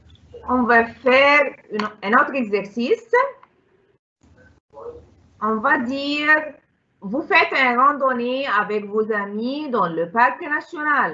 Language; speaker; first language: French; non-native, fluent; Arabic